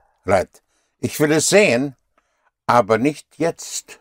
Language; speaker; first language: German; non-native, fluent; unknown